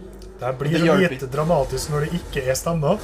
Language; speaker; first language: Norwegian; native; Norwegian